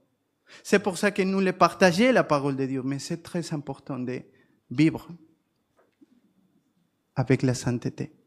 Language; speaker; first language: French; non-native, fluent; Spanish